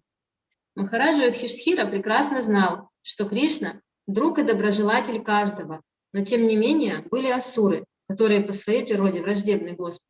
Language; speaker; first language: Russian; native; Russian